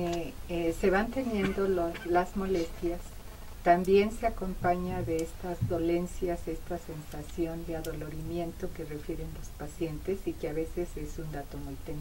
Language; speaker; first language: Spanish; native; Spanish